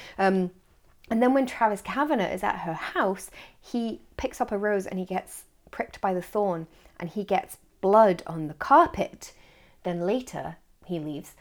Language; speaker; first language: English; native; English